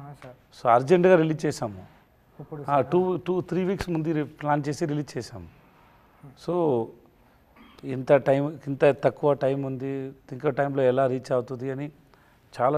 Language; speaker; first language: Telugu; non-native, learner; Tamil